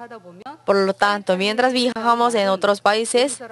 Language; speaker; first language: Spanish; non-native, learner; Korean